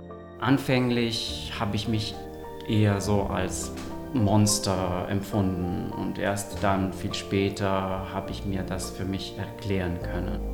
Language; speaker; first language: German; non-native, local second language; Romanian